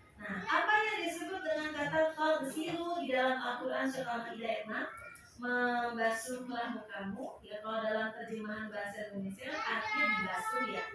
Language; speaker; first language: Indonesian; non-native, local second language; Sundanese